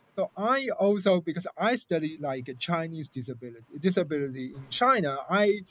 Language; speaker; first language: English; non-native, fluent; Chinese